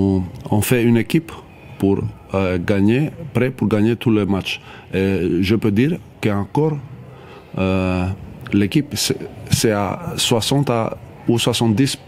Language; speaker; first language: French; non-native, learner; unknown